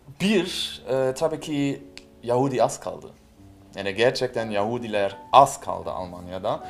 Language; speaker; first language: Turkish; non-native, learner; German